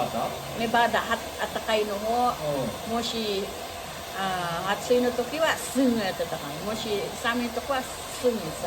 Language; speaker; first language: Japanese; non-native, learner; Filipino